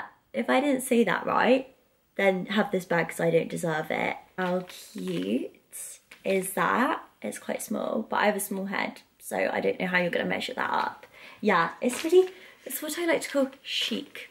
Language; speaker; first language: English; native; English